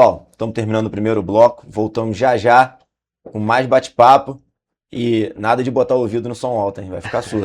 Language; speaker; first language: Portuguese; native; Portuguese